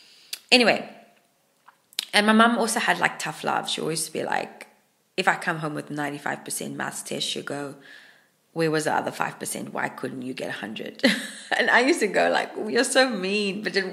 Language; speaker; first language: English; native; English